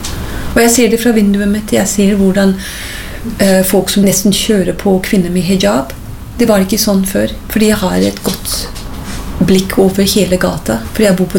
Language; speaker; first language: Norwegian; non-native, fluent; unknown